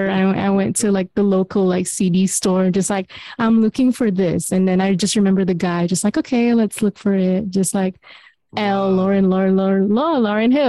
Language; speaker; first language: English; non-native, local second language; Malay